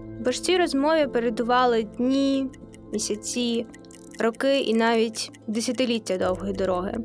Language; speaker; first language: Ukrainian; native; Ukrainian